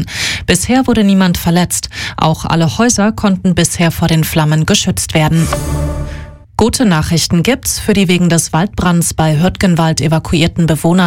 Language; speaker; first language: German; native; German